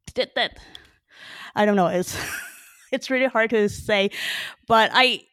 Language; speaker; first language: English; early bilingual, other home language; Chinese